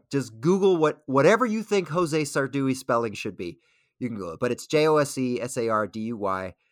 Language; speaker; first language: English; early bilingual, other home language; Spanish